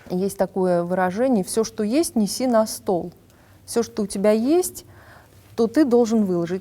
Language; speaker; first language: Russian; native; Russian